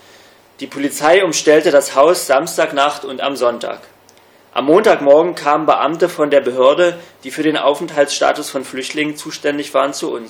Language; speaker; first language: German; native; German